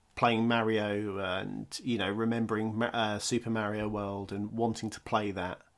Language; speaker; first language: English; native; English